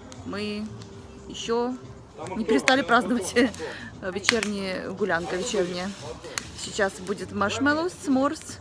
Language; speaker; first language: Russian; native; Russian